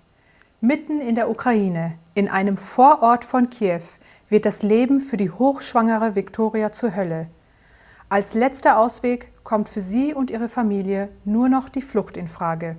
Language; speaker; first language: German; native; German